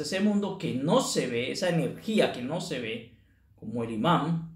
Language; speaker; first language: Spanish; native; Spanish